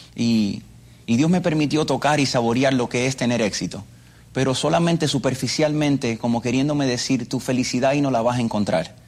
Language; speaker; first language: Spanish; early bilingual, other home language; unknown